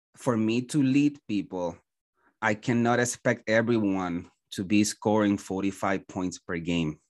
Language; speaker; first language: English; non-native, fluent; Spanish